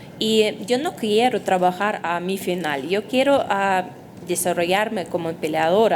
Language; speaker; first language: Spanish; non-native, fluent; Russian